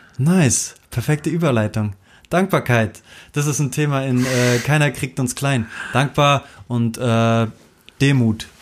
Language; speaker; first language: German; native; German